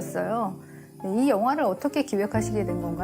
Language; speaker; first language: Korean; native; Korean